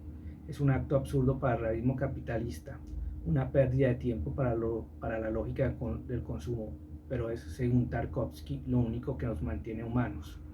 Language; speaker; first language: Spanish; native; Spanish